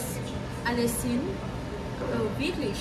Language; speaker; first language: German; non-native, learner; Thai